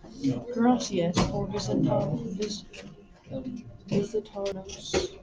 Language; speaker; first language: Spanish; non-native, learner; English